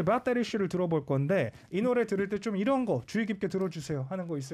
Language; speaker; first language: Korean; native; Korean